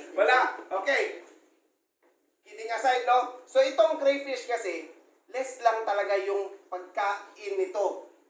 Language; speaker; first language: Filipino; non-native, local second language; Cebuano